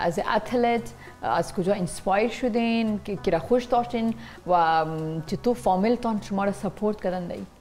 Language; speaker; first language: Persian; non-native, fluent; Pashto